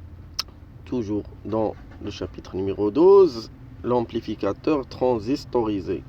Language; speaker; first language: French; non-native, local second language; Arabic